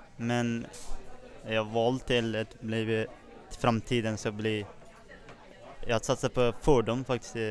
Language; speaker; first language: Swedish; non-native, learner; Persian